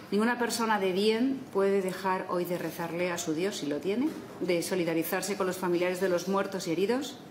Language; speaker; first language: Spanish; native; Spanish